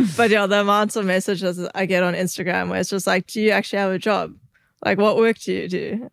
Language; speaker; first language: English; native; English